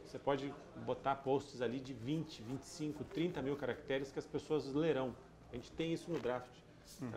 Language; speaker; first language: Portuguese; native; Portuguese